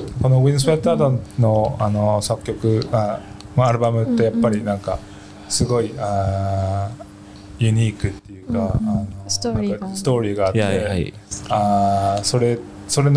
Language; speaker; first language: Japanese; non-native, learner; Indonesian